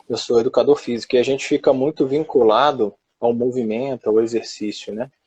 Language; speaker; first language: Portuguese; native; Portuguese